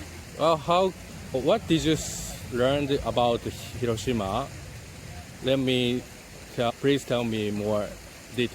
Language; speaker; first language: English; non-native, learner; Japanese